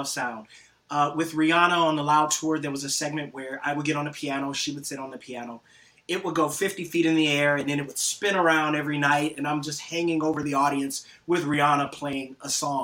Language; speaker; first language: English; native; English